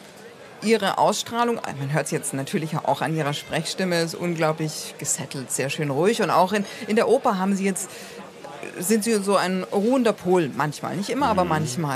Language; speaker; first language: German; native; German